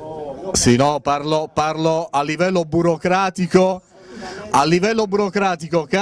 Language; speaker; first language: Italian; native; Italian